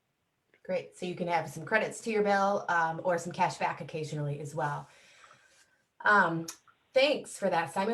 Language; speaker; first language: English; native; English